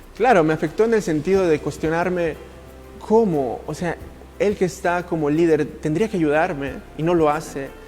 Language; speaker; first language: Spanish; early bilingual, heritage; Spanish